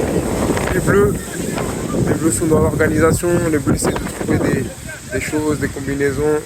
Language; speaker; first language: French; native; French